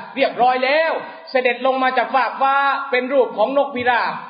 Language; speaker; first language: Thai; native; Thai